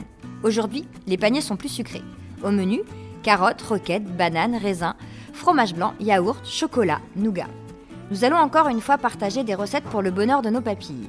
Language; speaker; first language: French; native; French